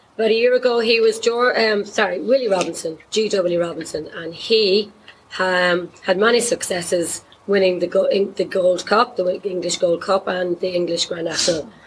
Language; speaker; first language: English; native; English